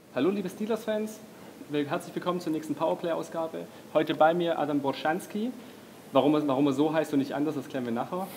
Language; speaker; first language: German; native; German